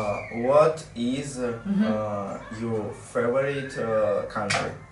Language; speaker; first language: English; non-native, learner; Russian